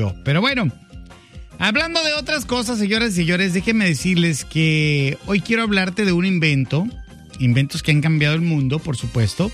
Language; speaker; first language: Spanish; native; Spanish